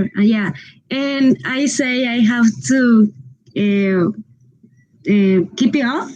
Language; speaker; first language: English; non-native, learner; Spanish